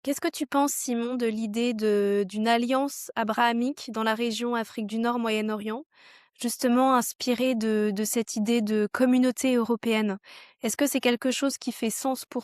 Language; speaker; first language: French; native; French